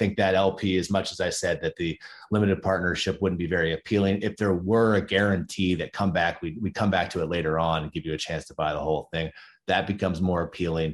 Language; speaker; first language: English; native; English